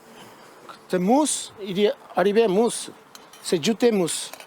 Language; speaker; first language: French; non-native, learner; Japanese